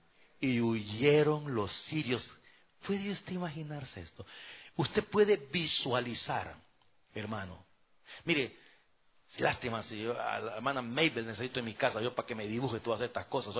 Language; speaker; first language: Spanish; native; Spanish